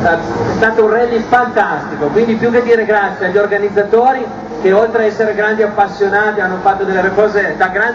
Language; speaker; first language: Italian; native; Italian